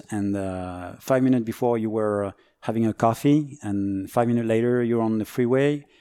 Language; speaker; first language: English; non-native, fluent; French